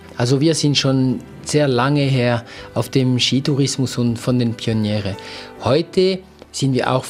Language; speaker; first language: German; non-native, local second language; French